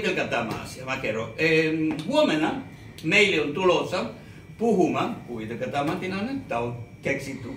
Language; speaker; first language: Finnish; non-native, fluent; Spanish